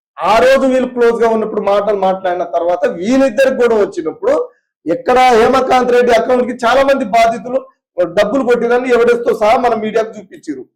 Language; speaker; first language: Telugu; non-native, local second language; Lambadi